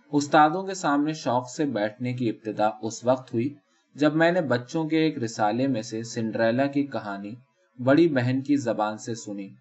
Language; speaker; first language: Urdu; native; Urdu